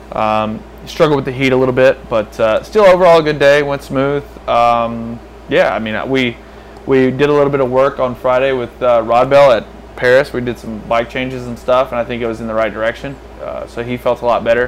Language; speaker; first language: English; native; English